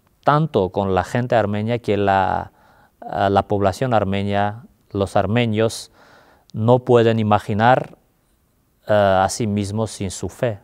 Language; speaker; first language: Spanish; non-native, fluent; Armenian